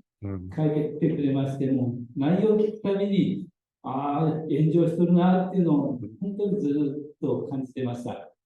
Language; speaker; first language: Japanese; native; Japanese